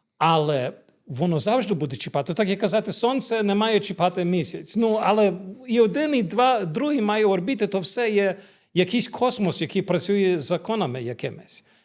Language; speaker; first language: Ukrainian; early bilingual, heritage; Ukrainian